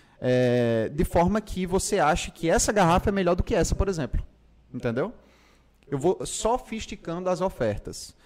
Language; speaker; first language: Portuguese; native; Portuguese